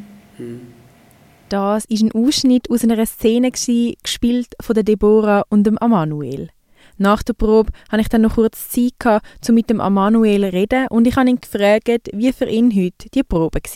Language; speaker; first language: German; native; German